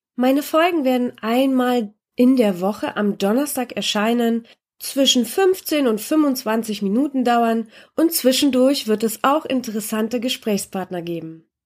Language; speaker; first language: German; early bilingual, other home language; Polish